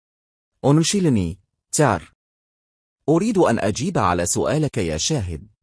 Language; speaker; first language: Arabic; non-native, fluent; Bangla